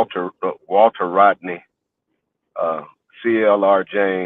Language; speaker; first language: English; native; English